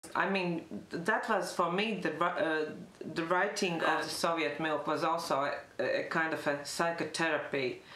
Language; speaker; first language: English; non-native, fluent; Latvian